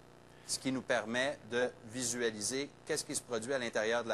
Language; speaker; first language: French; native; French